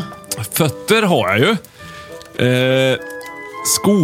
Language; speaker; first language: Swedish; native; Swedish